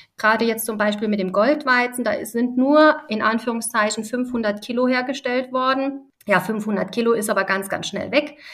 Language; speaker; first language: German; early bilingual, other home language; Italian